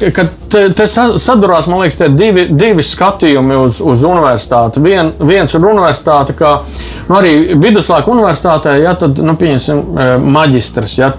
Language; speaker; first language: Latvian; native; Latvian